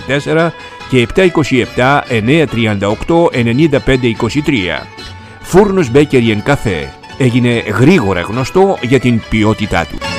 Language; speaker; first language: Greek; native; Greek